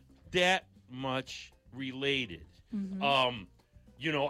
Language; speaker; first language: English; non-native, local second language; Greek